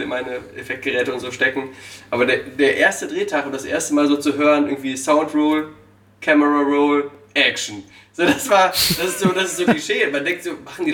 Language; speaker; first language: German; native; German